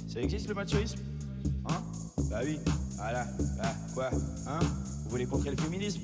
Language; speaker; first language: French; native; French